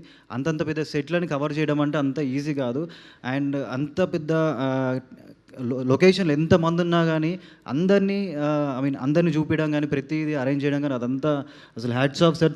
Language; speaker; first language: Telugu; native; Telugu